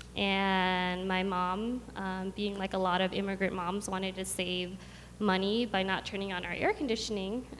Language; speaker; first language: English; early bilingual, other home language; Khmer